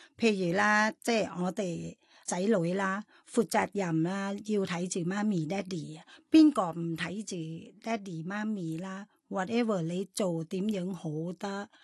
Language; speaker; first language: Cantonese; non-native, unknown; Thai